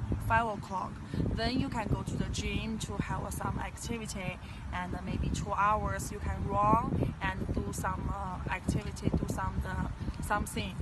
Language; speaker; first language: English; non-native, learner; Chinese